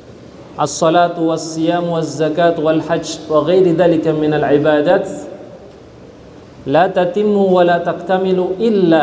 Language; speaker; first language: Arabic; non-native, fluent; Indonesian